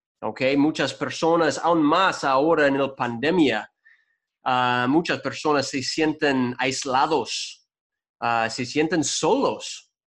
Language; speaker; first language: Spanish; non-native, fluent; English